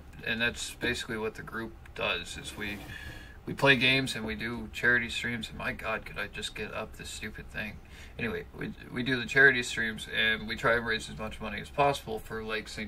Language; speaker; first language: English; native; English